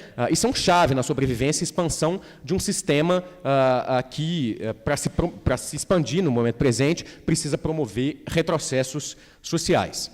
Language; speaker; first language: Portuguese; native; Portuguese